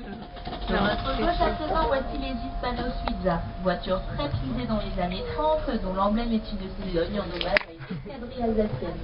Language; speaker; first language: French; native; French